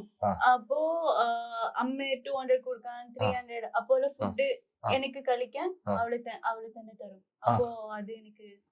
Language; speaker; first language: Malayalam; non-native, learner; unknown